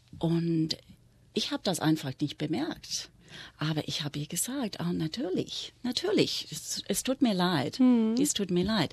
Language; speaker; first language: German; non-native, fluent; English